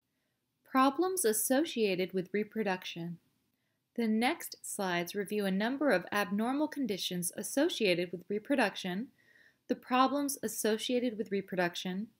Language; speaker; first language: English; native; English